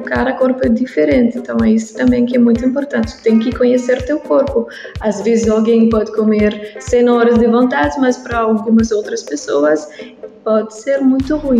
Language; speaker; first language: Portuguese; non-native, learner; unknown